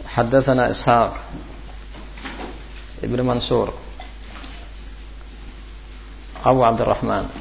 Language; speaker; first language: Arabic; non-native, fluent; Indonesian